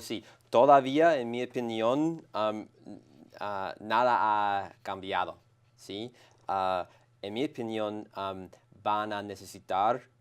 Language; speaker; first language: Spanish; non-native, learner; English